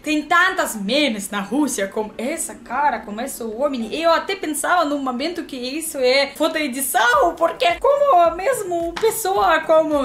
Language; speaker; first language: Portuguese; non-native, learner; Russian